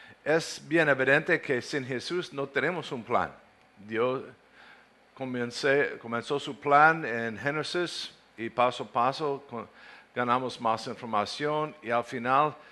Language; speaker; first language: Spanish; non-native, fluent; English